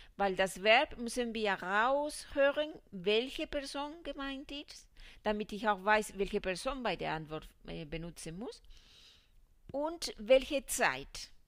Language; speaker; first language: German; non-native, fluent; Spanish